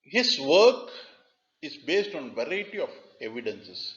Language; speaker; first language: English; non-native, local second language; Tamil